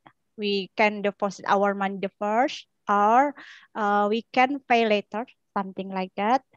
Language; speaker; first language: English; non-native, learner; Indonesian